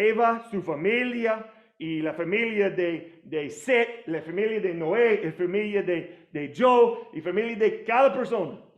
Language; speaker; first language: Spanish; non-native, learner; English